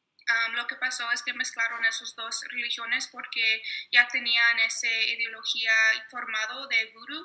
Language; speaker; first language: Spanish; early bilingual, heritage; Spanish